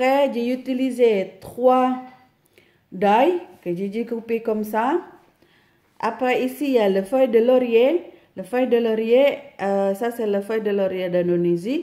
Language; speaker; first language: French; non-native, fluent; Indonesian